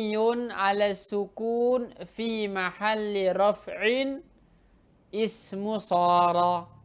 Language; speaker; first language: Arabic; non-native, fluent; Indonesian